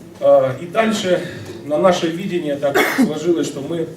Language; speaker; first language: Russian; native; Russian